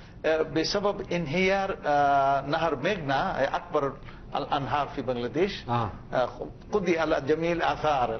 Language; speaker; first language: Arabic; non-native, fluent; Bangla